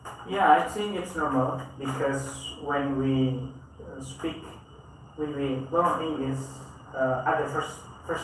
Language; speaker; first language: English; non-native, learner; Indonesian